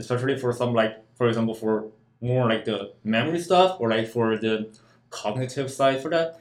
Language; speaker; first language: English; non-native, fluent; Chinese